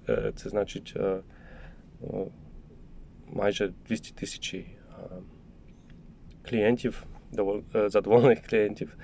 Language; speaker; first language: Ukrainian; non-native, learner; Polish